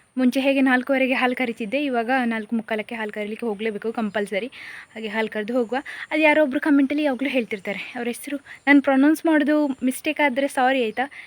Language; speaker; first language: Kannada; native; Kannada